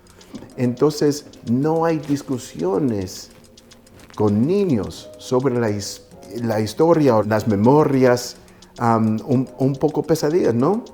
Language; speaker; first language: Spanish; early bilingual, heritage; Spanish